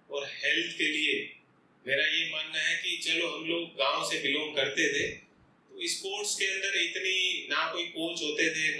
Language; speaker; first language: Hindi; non-native, local second language; Gujarati